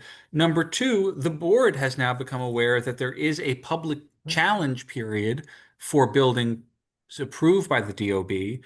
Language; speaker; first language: English; native; English